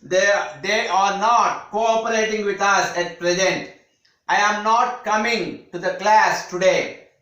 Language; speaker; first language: English; non-native, local second language; Telugu